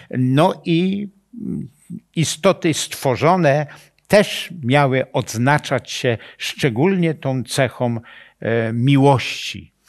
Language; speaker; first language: Polish; native; Polish